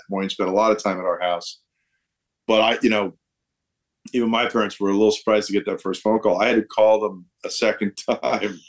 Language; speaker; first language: English; native; English